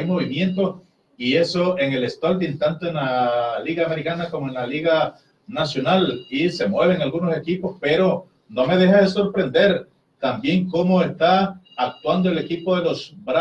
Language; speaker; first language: Spanish; native; Spanish